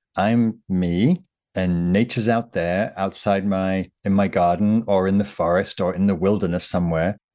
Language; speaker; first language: English; native; English